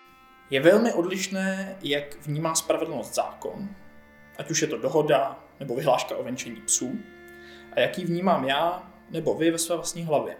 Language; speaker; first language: Czech; native; Czech